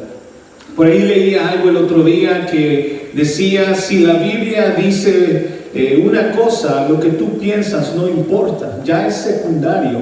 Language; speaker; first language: Spanish; early bilingual, heritage; Spanish